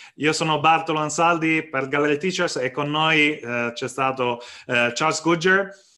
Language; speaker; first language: Italian; native; Italian